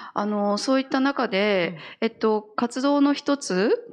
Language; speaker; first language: Japanese; native; Japanese